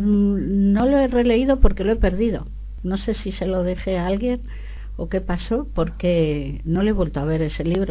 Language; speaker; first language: Spanish; native; Spanish